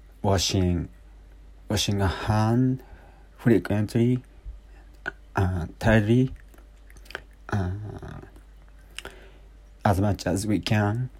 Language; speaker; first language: English; non-native, learner; Japanese